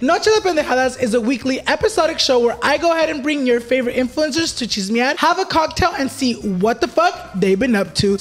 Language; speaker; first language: English; early bilingual, other home language; Spanish